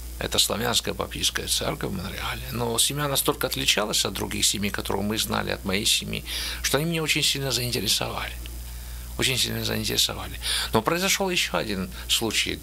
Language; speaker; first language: Russian; native; Russian